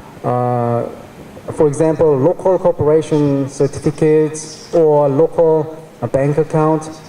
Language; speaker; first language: English; non-native, fluent; Korean